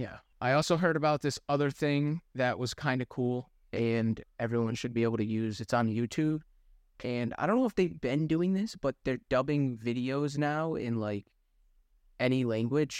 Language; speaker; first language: English; native; English